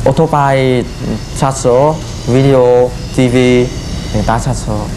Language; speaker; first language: Korean; non-native, learner; Vietnamese